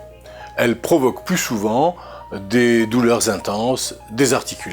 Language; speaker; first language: French; native; French